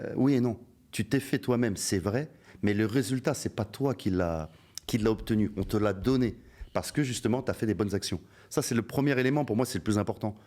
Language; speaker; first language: French; native; French